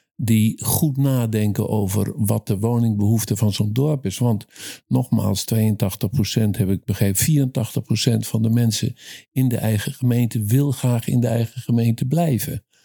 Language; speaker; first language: Dutch; native; Dutch